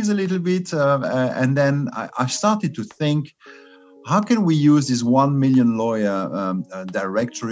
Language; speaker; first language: English; non-native, fluent; French